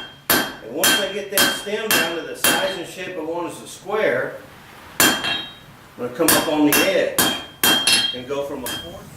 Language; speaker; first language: English; native; English